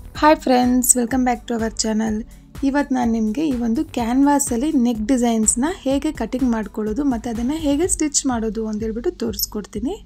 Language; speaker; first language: Kannada; native; Kannada